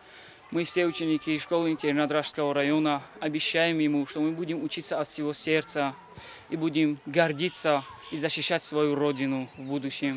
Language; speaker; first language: Russian; non-native, local second language; Tajik